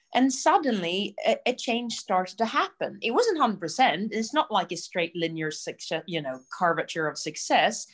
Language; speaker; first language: English; non-native, fluent; Swedish